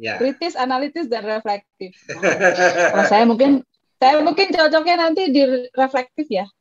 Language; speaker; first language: Indonesian; native; Indonesian